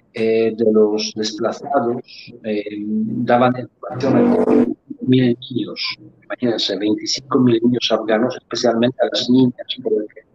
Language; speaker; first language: Spanish; non-native, fluent; Polish